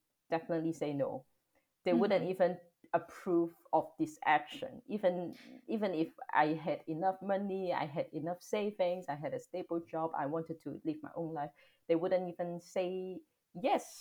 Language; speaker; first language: English; non-native, local second language; Cantonese